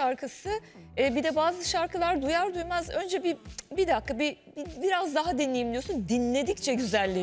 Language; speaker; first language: Turkish; native; Turkish